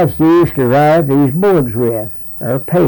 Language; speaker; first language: English; native; English